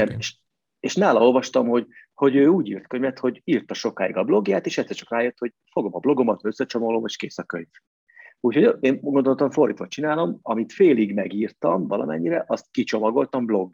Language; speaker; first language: Hungarian; native; Hungarian